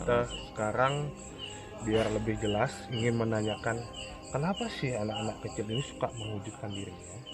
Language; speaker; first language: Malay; non-native, local second language; Balinese